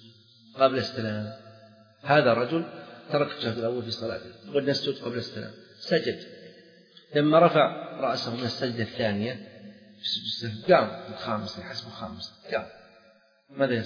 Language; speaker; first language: Arabic; native; Arabic